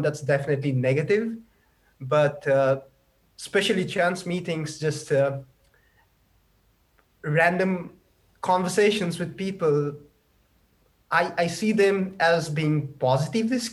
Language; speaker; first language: English; non-native, local second language; Nepali